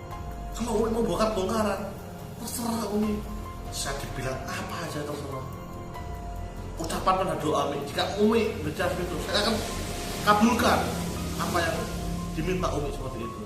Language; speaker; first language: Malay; non-native, local second language; Javanese